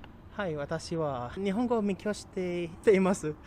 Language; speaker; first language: Japanese; non-native, learner; Arabic